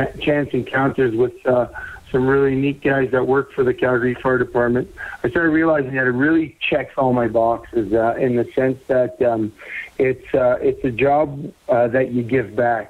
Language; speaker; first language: English; native; English